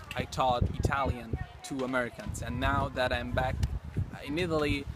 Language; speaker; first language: English; non-native, fluent; Italian